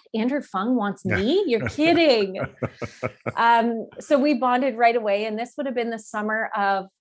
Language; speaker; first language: English; native; English